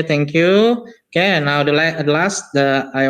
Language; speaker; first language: English; non-native, learner; Indonesian